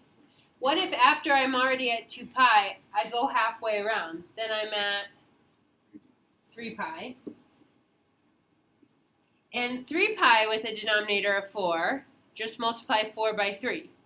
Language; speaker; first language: English; native; English